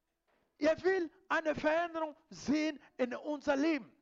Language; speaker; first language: German; non-native, fluent; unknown